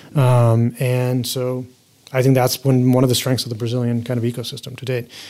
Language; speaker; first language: English; native; English